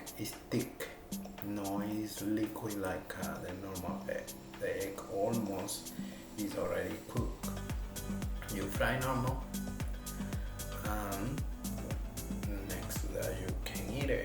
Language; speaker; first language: English; non-native, learner; Spanish